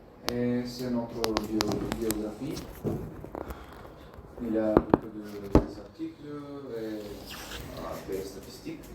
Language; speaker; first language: French; non-native, learner; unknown